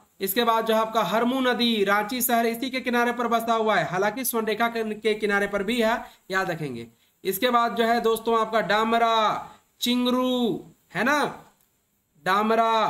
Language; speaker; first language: Hindi; native; Hindi